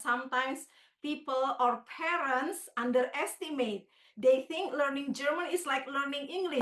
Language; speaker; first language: English; non-native, fluent; Indonesian